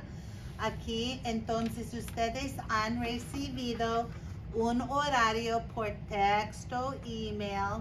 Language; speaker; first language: Spanish; non-native, learner; English